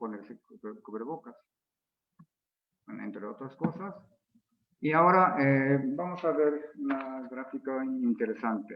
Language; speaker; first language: Spanish; non-native, fluent; Japanese